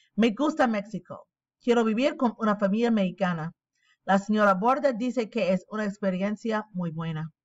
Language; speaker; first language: Spanish; non-native, learner; English